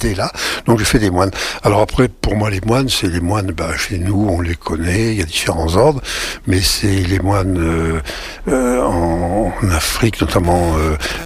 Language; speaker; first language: French; native; French